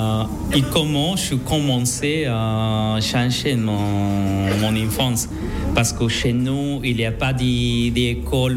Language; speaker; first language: French; non-native, learner; Spanish